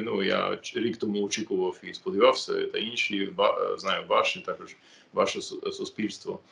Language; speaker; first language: Ukrainian; non-native, fluent; English